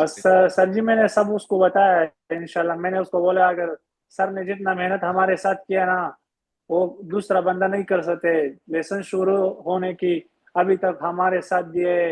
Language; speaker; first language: Hindi; non-native, learner; Pashto